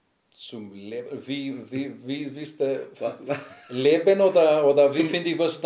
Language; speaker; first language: German; non-native, learner; Greek